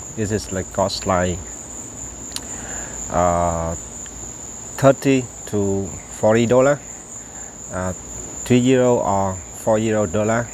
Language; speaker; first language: English; non-native, local second language; Vietnamese